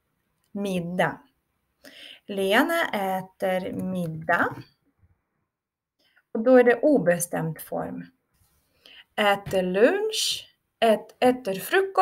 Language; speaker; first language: Swedish; non-native, fluent; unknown